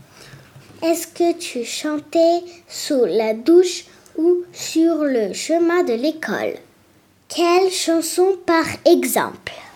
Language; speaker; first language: French; early bilingual, other home language; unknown